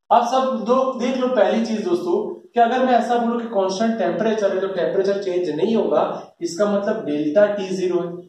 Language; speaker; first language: Hindi; non-native, local second language; Gujarati